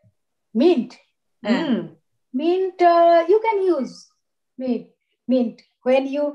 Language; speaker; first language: English; non-native, learner; Bangla